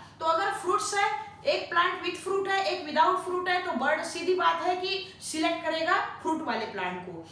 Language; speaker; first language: Hindi; non-native, local second language; Marathi